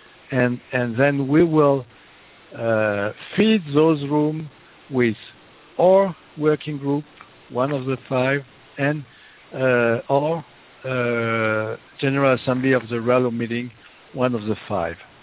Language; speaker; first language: English; non-native, fluent; French